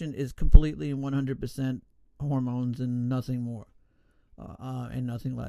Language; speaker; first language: English; native; English